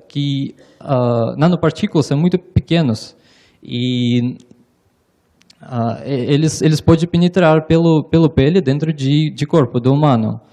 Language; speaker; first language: Portuguese; non-native, learner; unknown